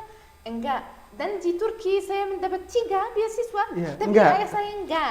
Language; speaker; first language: Indonesian; non-native, learner; Arabic